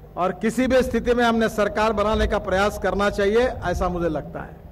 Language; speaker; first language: Hindi; non-native, local second language; Marathi